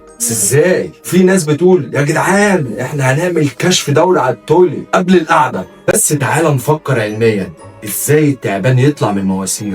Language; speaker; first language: Arabic; native; Arabic